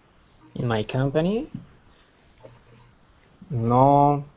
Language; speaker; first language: English; non-native, learner; Spanish